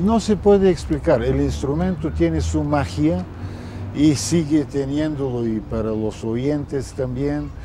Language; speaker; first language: Spanish; non-native, fluent; Bulgarian